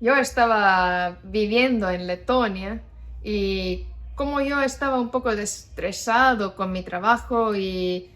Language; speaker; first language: Spanish; non-native, fluent; Estonian